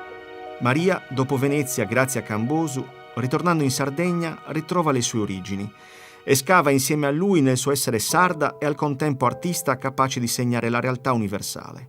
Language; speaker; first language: Italian; native; Italian